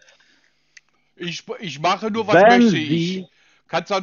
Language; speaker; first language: German; native; German